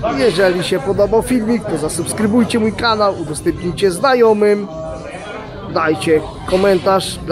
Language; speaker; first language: Polish; native; Polish